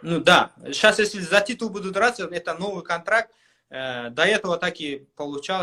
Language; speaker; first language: Russian; non-native, local second language; Kyrgyz